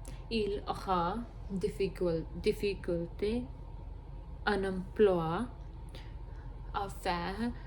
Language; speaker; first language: French; non-native, learner; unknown